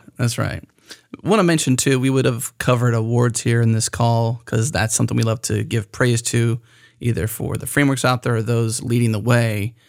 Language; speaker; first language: English; native; English